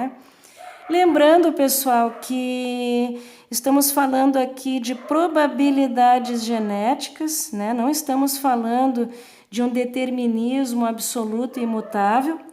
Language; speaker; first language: Portuguese; native; Portuguese